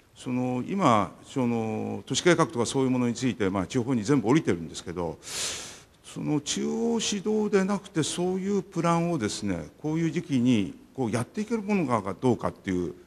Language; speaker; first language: Japanese; native; Japanese